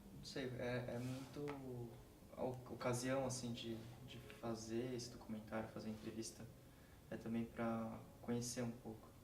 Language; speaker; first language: Portuguese; native; Portuguese